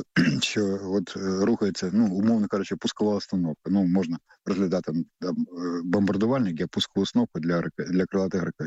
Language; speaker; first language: Ukrainian; native; Ukrainian